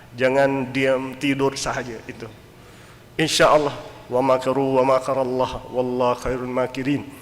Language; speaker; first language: Malay; non-native, fluent; Western Cham